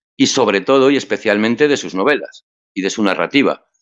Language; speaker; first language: Spanish; native; Spanish